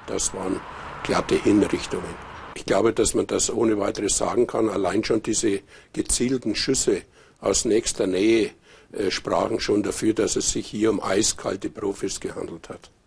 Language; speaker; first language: German; native; German